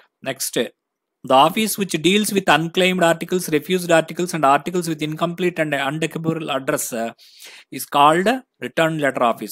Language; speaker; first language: English; non-native, local second language; Telugu